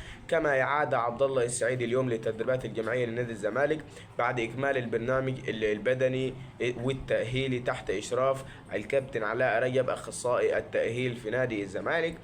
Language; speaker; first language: Arabic; native; Arabic